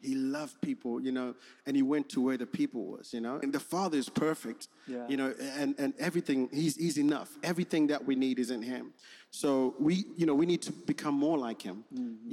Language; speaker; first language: English; non-native, local second language; Shona